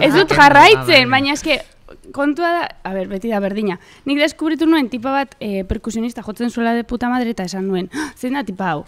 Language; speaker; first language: Basque; native; Basque